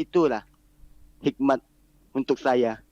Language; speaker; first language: Indonesian; non-native, learner; Malay